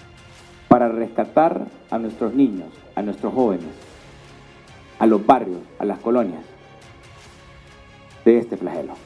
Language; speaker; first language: Spanish; native; Spanish